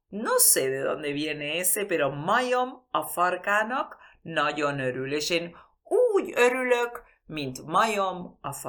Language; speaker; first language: Spanish; early bilingual, heritage; Spanish